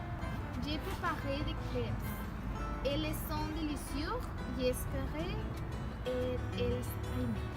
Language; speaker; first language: French; non-native, learner; Spanish